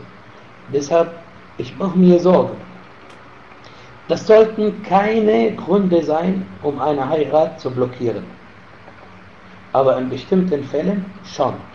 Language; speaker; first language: German; non-native, fluent; Arabic